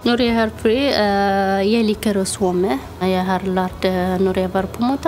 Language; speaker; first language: Norwegian; non-native, learner; Tigrinya